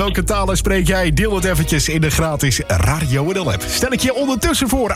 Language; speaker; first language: Dutch; native; Dutch